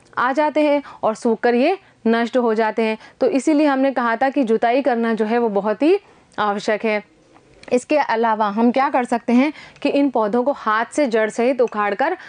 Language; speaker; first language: Hindi; native; Hindi